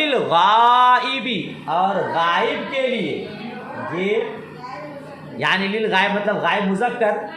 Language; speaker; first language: Urdu; native; Urdu